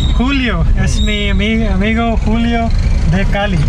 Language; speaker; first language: Spanish; non-native, learner; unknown